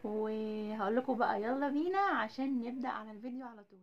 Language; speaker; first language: Arabic; native; Arabic